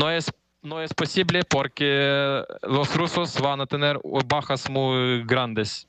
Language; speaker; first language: Spanish; non-native, fluent; Ukrainian